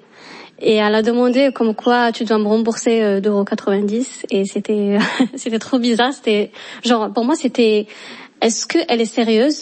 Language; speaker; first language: French; non-native, local second language; Arabic